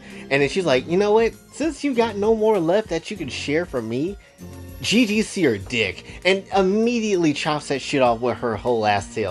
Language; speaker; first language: English; native; English